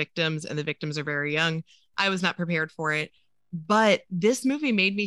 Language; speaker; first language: English; native; English